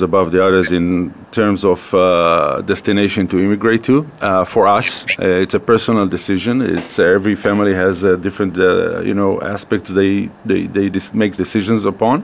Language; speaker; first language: English; non-native, fluent; Hebrew